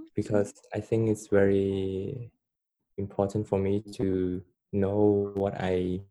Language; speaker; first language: English; non-native, fluent; Khmer